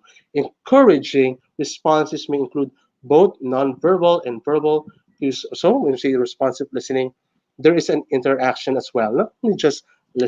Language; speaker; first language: English; non-native, local second language; Filipino